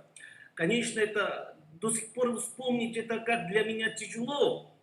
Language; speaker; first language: Russian; non-native, learner; Korean